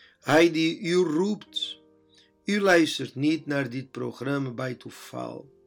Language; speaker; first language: Dutch; non-native, fluent; Portuguese